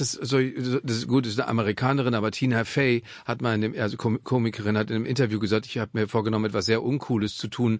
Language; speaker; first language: German; native; German